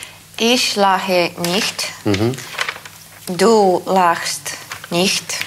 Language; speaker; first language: German; non-native, learner; Russian